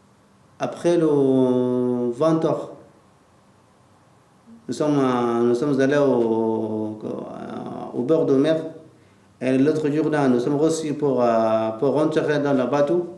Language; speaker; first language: French; non-native, learner; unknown